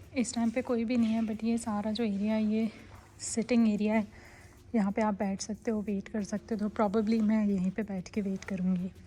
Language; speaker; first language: Urdu; native; Urdu